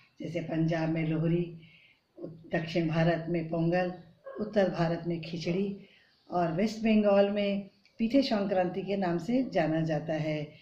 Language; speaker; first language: Hindi; non-native, local second language; Bangla